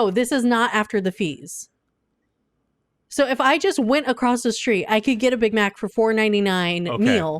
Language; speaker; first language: English; native; English